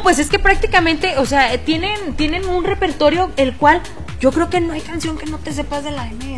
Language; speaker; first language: Spanish; native; Spanish